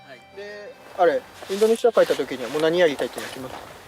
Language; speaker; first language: Japanese; native; Japanese